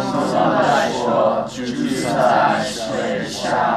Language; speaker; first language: Chinese; non-native, learner; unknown